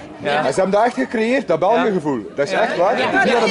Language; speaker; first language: Dutch; native; Dutch